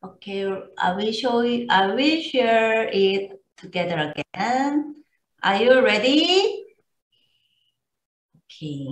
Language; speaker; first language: English; non-native, learner; Korean